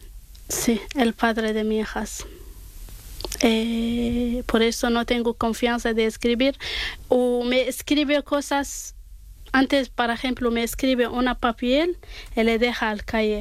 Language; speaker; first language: Spanish; non-native, learner; Arabic